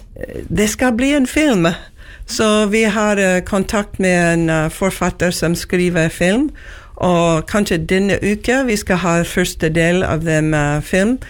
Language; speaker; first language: Norwegian; non-native, learner; English